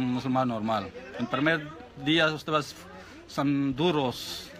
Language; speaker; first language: Spanish; non-native, learner; Urdu